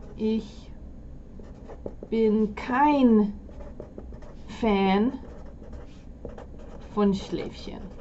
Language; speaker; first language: German; non-native, fluent; English